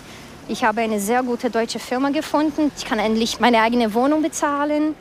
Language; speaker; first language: German; non-native, fluent; Portuguese